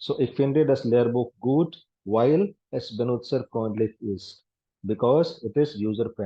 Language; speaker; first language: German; non-native, fluent; Hindi